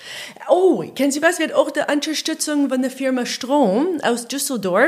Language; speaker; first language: German; non-native, learner; English